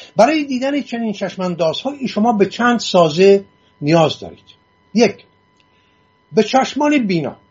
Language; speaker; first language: Persian; non-native, local second language; Assyrian Neo-Aramaic